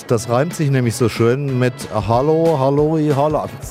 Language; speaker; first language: German; native; German